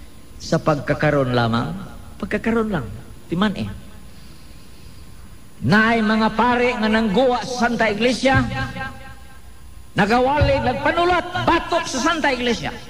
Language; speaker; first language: Cebuano; native; Cebuano